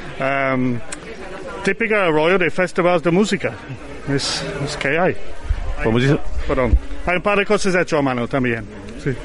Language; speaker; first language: Spanish; non-native, learner; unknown